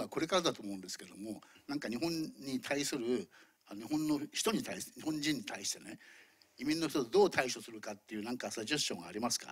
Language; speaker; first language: Japanese; native; Japanese